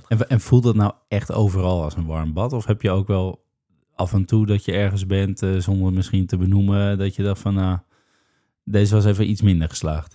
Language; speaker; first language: Dutch; native; Dutch